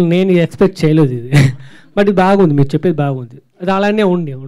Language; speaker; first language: Telugu; non-native, learner; Tamil